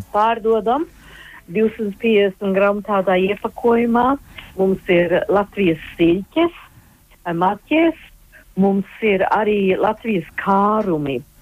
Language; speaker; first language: Latvian; early bilingual, heritage; Latvian